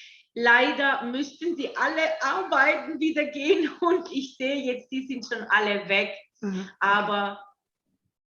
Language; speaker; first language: German; non-native, fluent; Italian